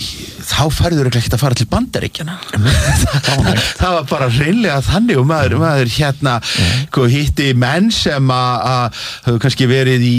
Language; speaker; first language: Icelandic; native; Icelandic